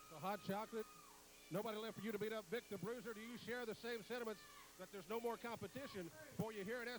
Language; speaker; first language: English; native; English